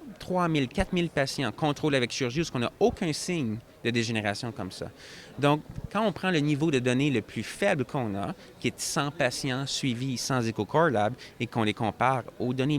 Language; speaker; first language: French; native; French